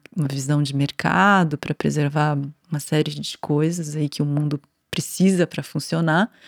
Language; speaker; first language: Portuguese; native; Portuguese